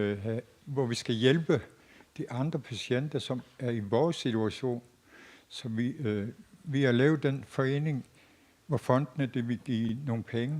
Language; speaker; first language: Danish; non-native, local second language; Kalaallisut